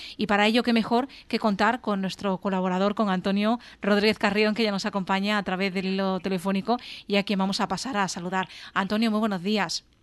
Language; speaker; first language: Spanish; native; Spanish